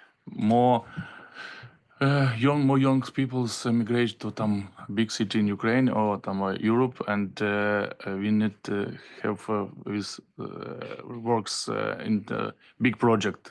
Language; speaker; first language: English; non-native, learner; Ukrainian